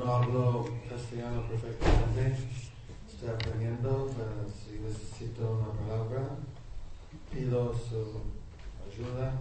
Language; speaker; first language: Spanish; non-native, learner; English